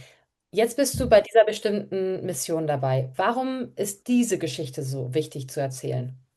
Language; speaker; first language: German; native; German